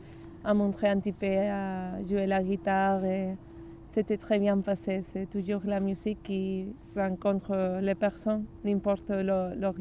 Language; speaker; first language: French; non-native, learner; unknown